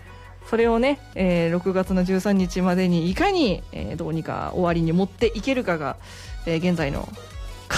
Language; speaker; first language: Japanese; native; Japanese